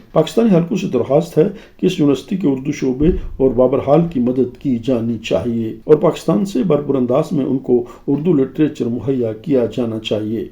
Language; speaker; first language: Urdu; native; Urdu